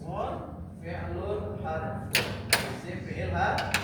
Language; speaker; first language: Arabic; non-native, fluent; Indonesian